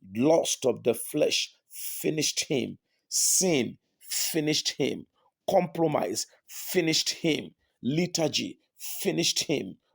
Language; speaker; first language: English; non-native, local second language; Yoruba